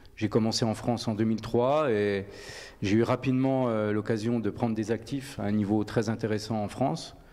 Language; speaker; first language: French; native; French